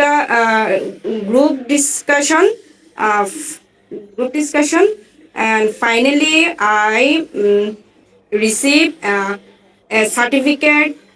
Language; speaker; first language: English; non-native, learner; Bangla